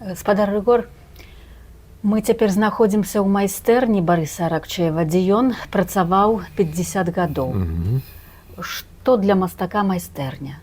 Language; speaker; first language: Belarusian; native; Belarusian